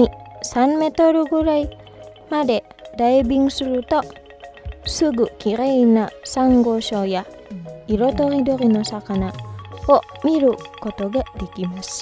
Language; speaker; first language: Japanese; non-native, fluent; Indonesian